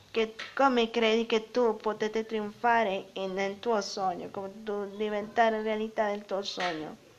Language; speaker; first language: Italian; non-native, learner; Spanish